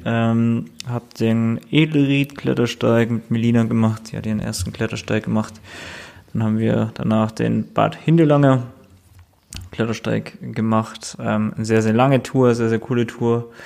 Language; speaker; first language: German; native; German